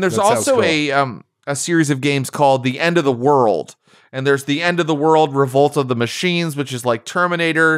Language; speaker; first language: English; native; English